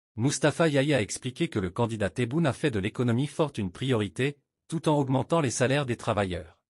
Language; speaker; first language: French; non-native, local second language; Arabic